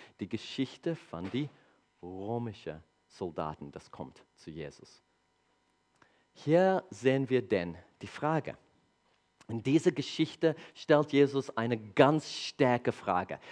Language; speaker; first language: German; non-native, learner; English